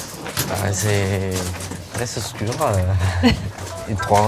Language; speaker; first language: French; non-native, learner; Spanish